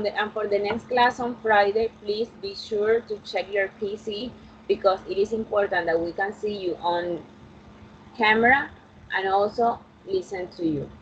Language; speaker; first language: English; non-native, fluent; Spanish